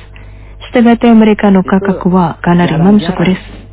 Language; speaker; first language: Japanese; non-native, fluent; Indonesian